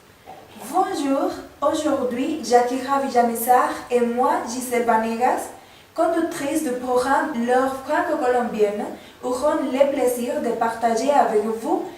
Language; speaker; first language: French; non-native, learner; Spanish